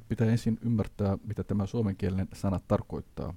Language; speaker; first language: Finnish; non-native, fluent; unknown